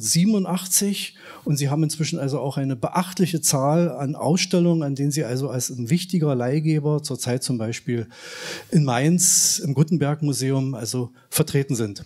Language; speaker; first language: German; native; German